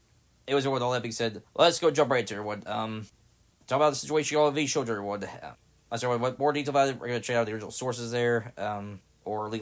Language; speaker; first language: English; native; English